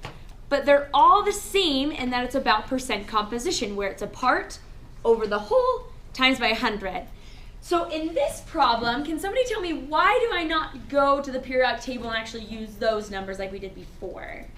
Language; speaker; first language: English; native; English